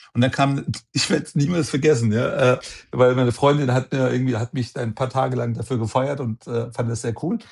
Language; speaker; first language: German; non-native, fluent; Persian